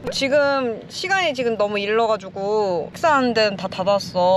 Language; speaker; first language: Korean; native; Korean